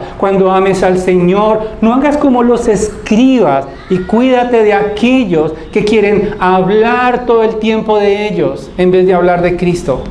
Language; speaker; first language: Spanish; native; Spanish